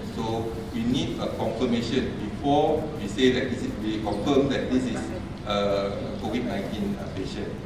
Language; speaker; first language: English; non-native, local second language; Malay